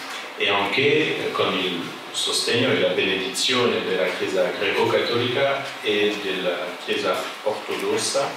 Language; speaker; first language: Italian; non-native, fluent; French